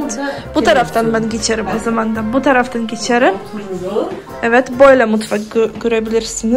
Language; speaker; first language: Turkish; non-native, learner; Polish